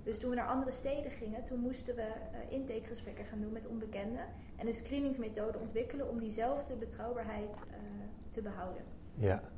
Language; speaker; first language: Dutch; native; Dutch